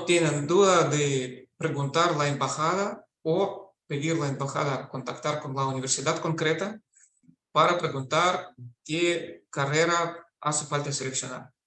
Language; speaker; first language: Spanish; non-native, fluent; Russian